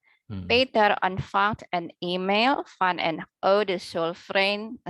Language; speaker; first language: Dutch; non-native, learner; Indonesian